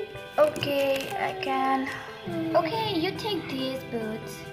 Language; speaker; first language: English; non-native, learner; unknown